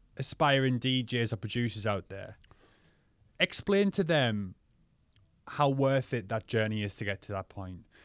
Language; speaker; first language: English; native; English